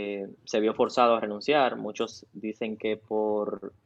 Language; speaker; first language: Spanish; native; Spanish